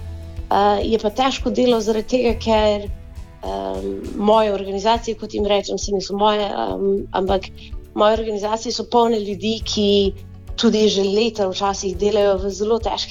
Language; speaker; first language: Slovenian; early bilingual, heritage; Slovenian